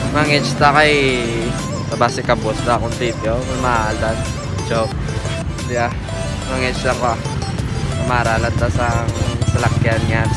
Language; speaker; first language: Filipino; native; Filipino